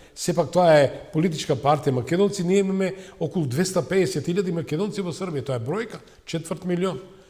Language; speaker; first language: Macedonian; non-native, local second language; Serbian